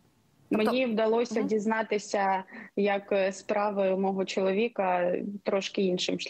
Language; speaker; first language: Ukrainian; non-native, local second language; Russian